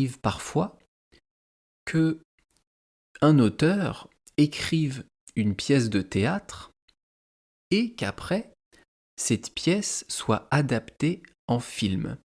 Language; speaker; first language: French; native; French